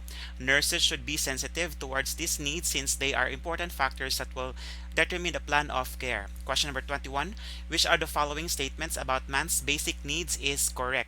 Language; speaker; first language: English; non-native, local second language; Filipino